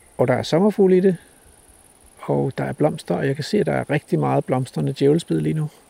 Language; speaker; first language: Danish; native; Danish